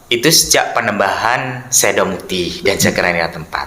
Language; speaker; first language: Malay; non-native, local second language; Madurese